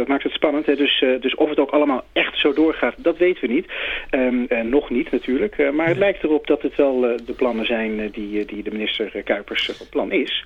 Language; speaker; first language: Dutch; native; Dutch